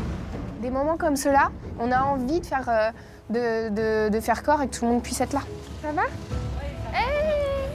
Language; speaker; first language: French; native; French